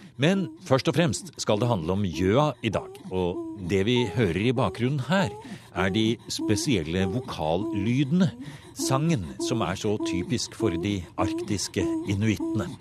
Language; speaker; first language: Norwegian; native; Norwegian